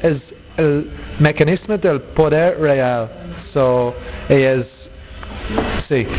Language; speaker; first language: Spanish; non-native, learner; English